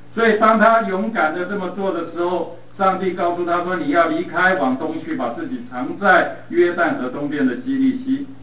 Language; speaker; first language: Chinese; native; Chinese